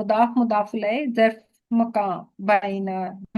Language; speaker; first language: Arabic; non-native, learner; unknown